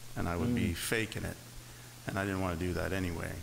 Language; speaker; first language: English; native; English